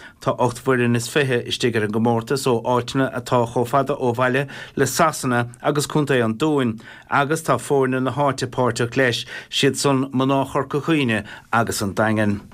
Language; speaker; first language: Irish; native; Irish